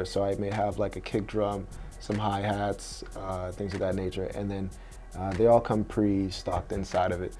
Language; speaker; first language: English; native; English